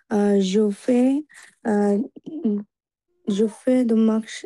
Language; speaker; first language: French; non-native, learner; Bangla